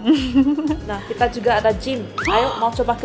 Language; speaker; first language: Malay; non-native, fluent; Korean